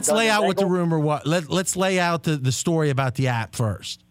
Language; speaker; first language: English; native; English